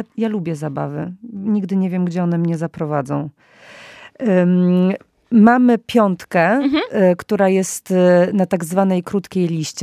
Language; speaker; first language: Polish; native; Polish